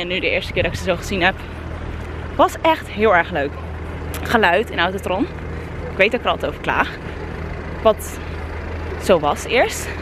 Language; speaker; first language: Dutch; native; Dutch